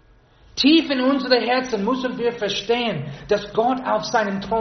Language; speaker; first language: German; non-native, fluent; English